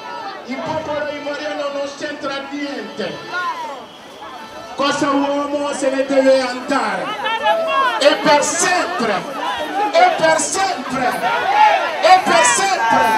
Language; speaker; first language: Italian; non-native, fluent; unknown